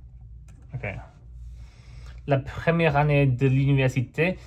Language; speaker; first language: French; non-native, fluent; English